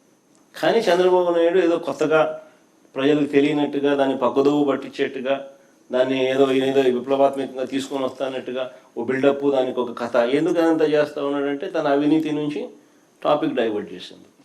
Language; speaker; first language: Telugu; native; Telugu